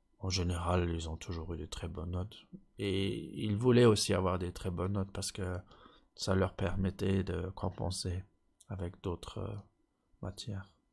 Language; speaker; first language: French; non-native, local second language; Luxembourgish